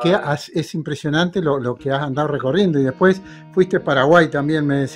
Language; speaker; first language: Spanish; native; Spanish